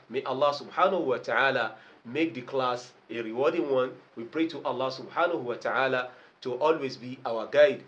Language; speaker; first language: English; non-native, local second language; Yoruba